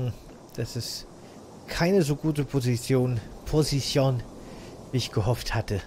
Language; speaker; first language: German; native; German